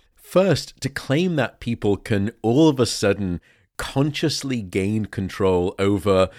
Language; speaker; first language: English; native; English